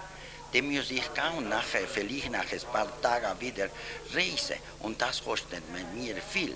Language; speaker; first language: German; early bilingual, heritage; German